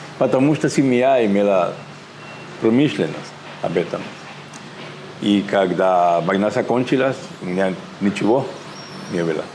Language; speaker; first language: Russian; non-native, learner; Spanish